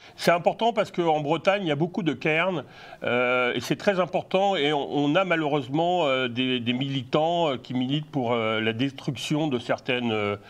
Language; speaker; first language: French; native; French